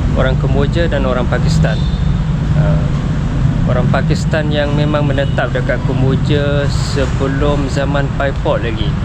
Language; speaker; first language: Malay; non-native, fluent; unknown